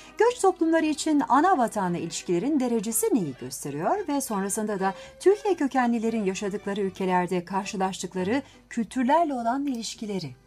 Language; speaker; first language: Turkish; native; Turkish